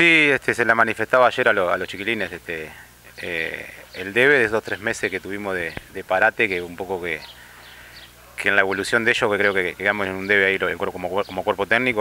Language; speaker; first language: Spanish; native; Spanish